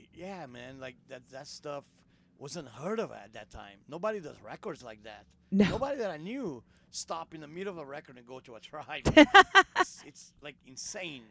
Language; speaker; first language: English; non-native, fluent; Portuguese